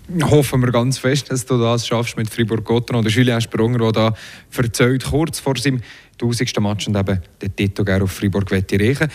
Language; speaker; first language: German; native; German